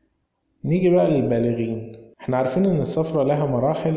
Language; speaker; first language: Arabic; native; Arabic